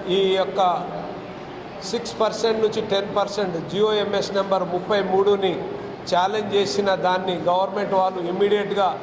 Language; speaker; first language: Telugu; non-native, local second language; Lambadi